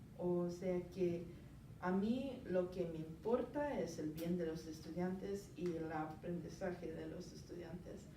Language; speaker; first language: Spanish; non-native, learner; English